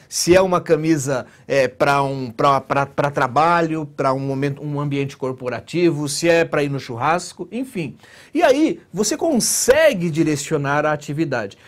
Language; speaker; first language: Portuguese; native; Portuguese